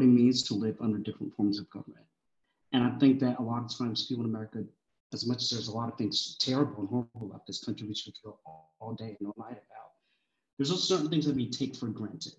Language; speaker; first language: English; early bilingual, other home language; Swahili